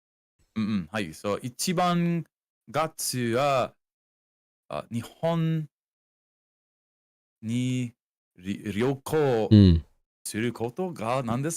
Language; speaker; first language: Japanese; non-native, learner; English